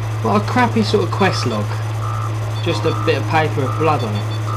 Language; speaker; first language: English; native; English